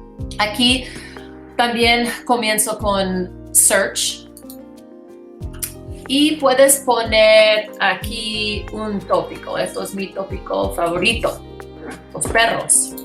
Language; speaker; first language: Spanish; non-native, fluent; English